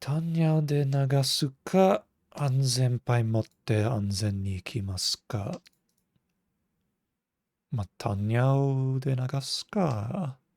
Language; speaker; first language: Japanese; non-native, fluent; English